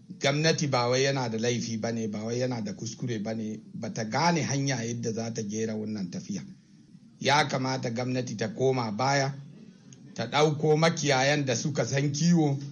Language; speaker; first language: Hausa; non-native, local second language; Fula